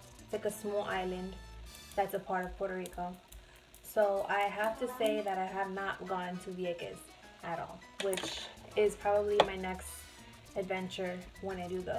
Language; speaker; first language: English; early bilingual, other home language; Spanish